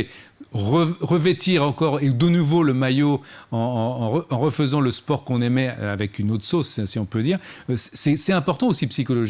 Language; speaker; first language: French; native; French